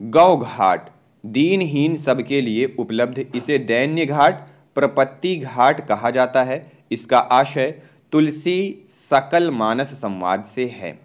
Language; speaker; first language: Hindi; native; Hindi